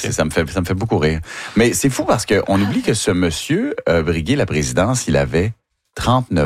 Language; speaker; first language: French; native; French